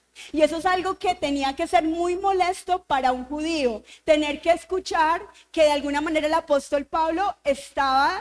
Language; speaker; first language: Spanish; native; Spanish